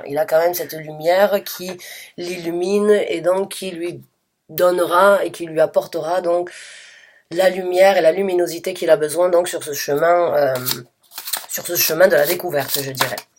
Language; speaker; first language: French; native; French